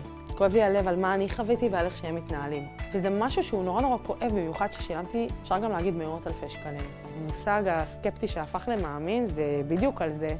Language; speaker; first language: Hebrew; native; Hebrew